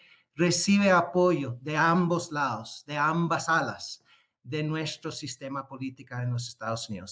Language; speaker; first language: Spanish; non-native, fluent; English